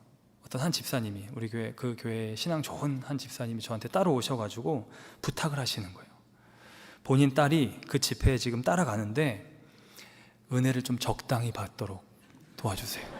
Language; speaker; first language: Korean; native; Korean